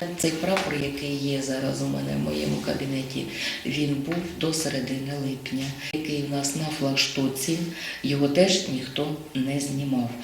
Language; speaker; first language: Ukrainian; native; Ukrainian